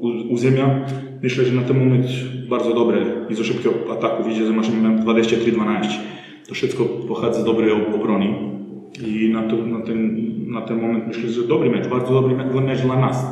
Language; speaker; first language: Polish; non-native, learner; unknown